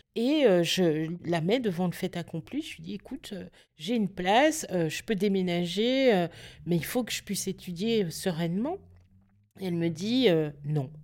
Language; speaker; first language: French; native; French